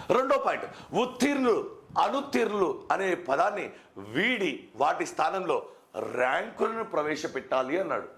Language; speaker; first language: Telugu; non-native, local second language; Kannada